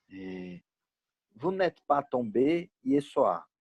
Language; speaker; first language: French; non-native, learner; Portuguese